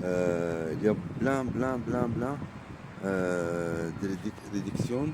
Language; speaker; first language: French; non-native, learner; Arabic